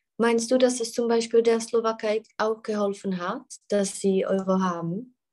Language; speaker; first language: German; non-native, fluent; Czech